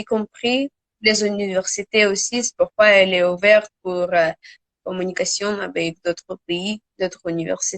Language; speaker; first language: French; non-native, learner; Russian